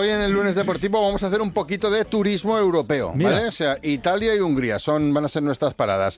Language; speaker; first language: Spanish; native; Spanish